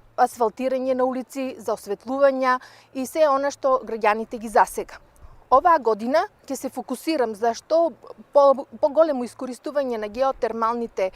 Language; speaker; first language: Macedonian; native; Macedonian